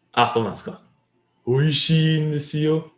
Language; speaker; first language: Japanese; non-native, learner; English